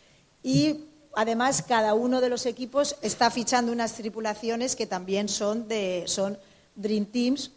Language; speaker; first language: Spanish; native; Spanish